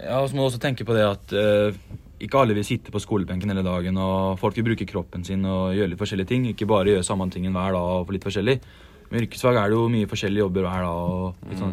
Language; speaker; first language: Norwegian; native; Norwegian